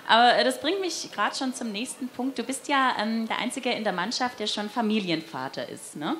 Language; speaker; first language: German; native; German